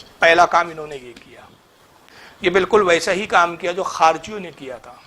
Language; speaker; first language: Urdu; native; Urdu